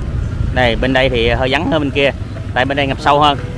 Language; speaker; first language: Vietnamese; native; Vietnamese